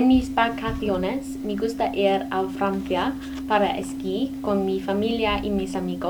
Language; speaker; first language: Spanish; non-native, learner; English